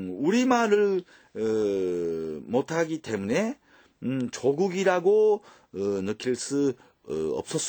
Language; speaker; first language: Korean; non-native, fluent; Japanese